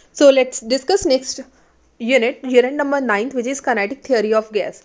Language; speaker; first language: English; non-native, local second language; Punjabi